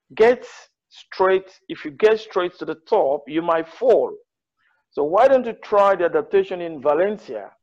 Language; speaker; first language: English; non-native, local second language; Yoruba